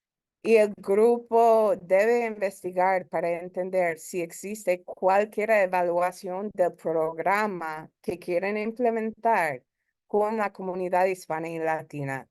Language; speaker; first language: Spanish; early bilingual, heritage; Spanish